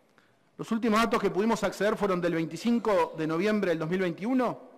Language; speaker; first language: Spanish; native; Spanish